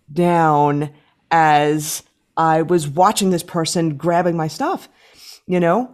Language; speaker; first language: English; native; English